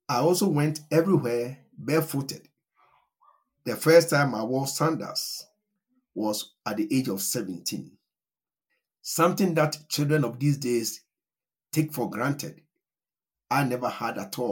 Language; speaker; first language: English; non-native, local second language; Akan